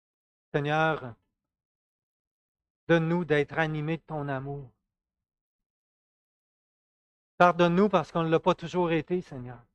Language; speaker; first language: French; native; French